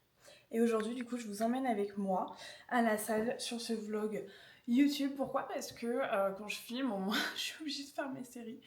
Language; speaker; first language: French; native; French